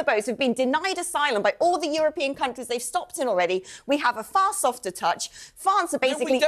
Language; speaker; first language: English; native; English